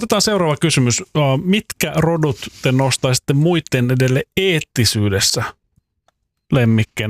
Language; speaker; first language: Finnish; native; Finnish